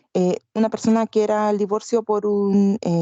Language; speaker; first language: Spanish; native; Spanish